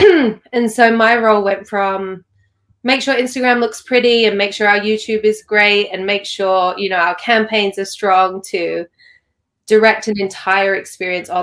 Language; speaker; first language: English; native; English